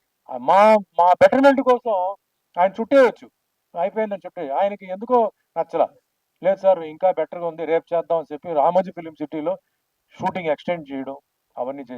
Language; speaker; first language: Telugu; native; Telugu